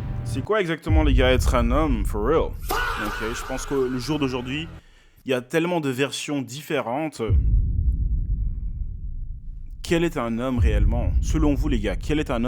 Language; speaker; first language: French; native; French